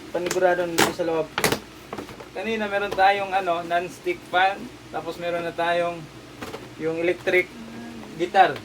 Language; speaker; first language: Filipino; non-native, local second language; Cebuano